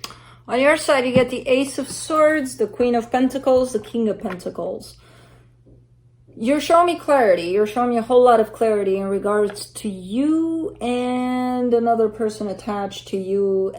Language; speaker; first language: English; native; English